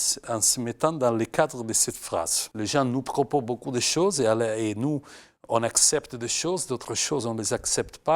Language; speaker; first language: French; non-native, fluent; Italian